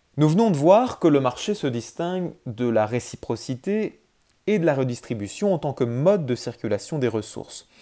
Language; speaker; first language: French; native; French